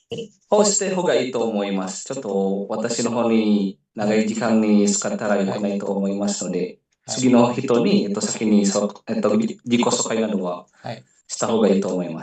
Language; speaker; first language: Japanese; non-native, fluent; Indonesian